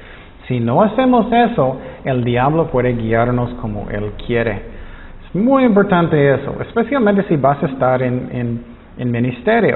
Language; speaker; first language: Spanish; non-native, fluent; English